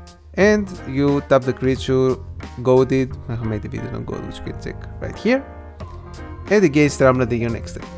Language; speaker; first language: English; non-native, fluent; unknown